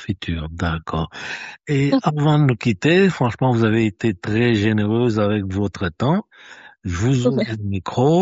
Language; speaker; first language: French; native; French